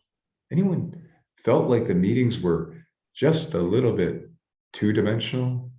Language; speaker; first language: English; native; English